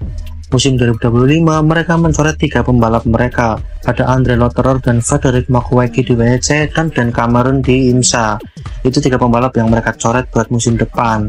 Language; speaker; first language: Indonesian; native; Indonesian